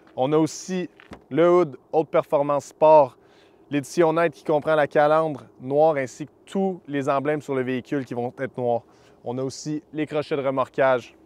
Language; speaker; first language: French; native; French